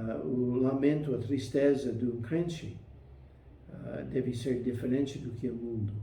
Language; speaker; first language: Portuguese; non-native, fluent; English